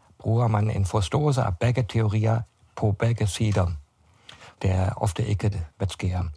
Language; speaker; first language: Danish; non-native, fluent; German